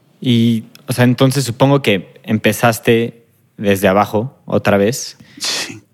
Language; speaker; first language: Spanish; native; Spanish